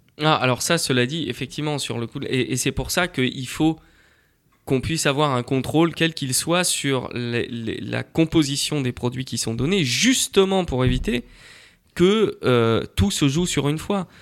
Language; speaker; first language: French; native; French